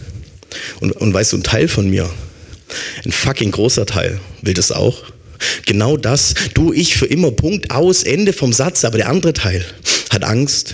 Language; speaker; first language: German; native; German